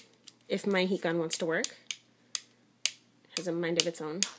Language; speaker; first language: English; native; English